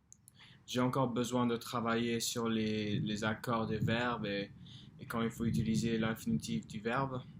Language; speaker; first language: French; non-native, fluent; English